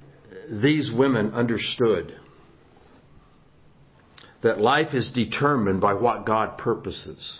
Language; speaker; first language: English; native; English